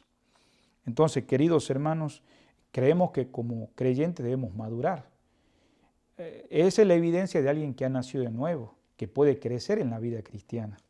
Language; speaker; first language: Spanish; native; Spanish